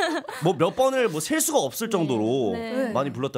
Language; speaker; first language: Korean; native; Korean